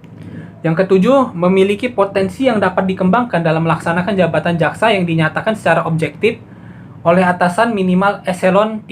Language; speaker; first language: Indonesian; native; Indonesian